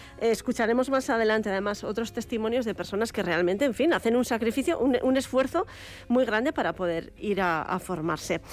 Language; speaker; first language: Spanish; native; Spanish